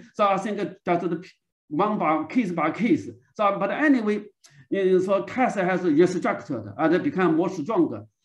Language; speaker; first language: English; non-native, learner; Chinese